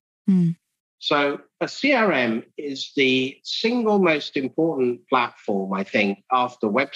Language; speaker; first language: English; native; English